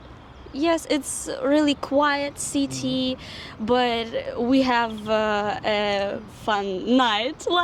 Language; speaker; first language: English; non-native, fluent; Russian